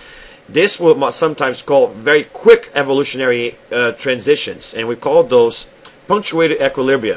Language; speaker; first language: English; non-native, fluent; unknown